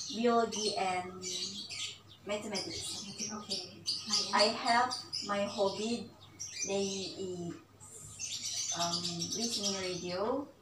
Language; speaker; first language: English; non-native, learner; Indonesian